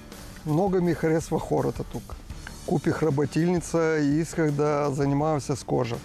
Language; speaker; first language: Bulgarian; non-native, learner; Russian